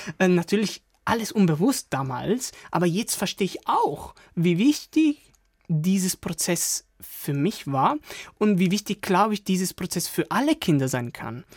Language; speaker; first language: German; non-native, fluent; Italian